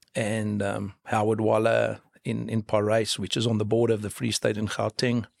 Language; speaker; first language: English; non-native, local second language; Afrikaans